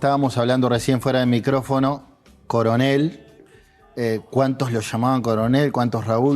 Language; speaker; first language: Spanish; native; Spanish